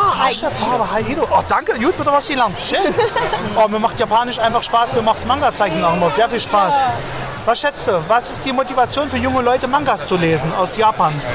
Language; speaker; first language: German; native; German